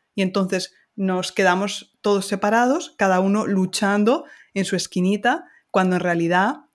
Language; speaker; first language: Spanish; native; Spanish